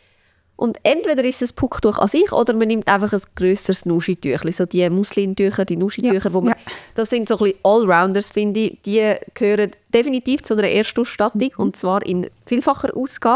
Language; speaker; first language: German; native; German